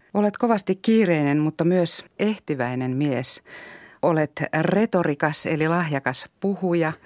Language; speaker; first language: Finnish; native; Finnish